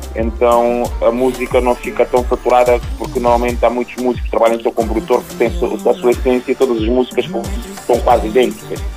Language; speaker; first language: Portuguese; non-native, local second language; Kabuverdianu